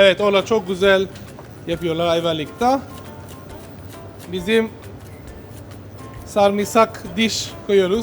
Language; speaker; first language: Turkish; non-native, learner; Italian